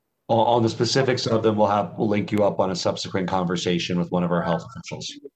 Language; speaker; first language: English; native; English